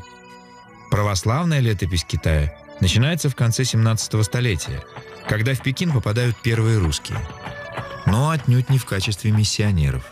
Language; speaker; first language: Russian; native; Russian